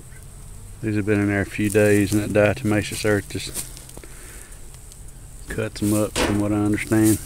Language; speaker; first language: English; native; English